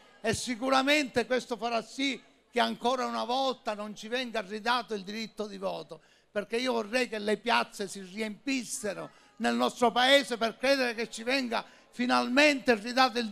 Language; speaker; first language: Italian; native; Italian